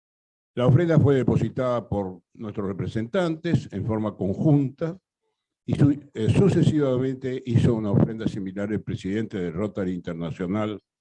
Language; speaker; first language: Spanish; native; Spanish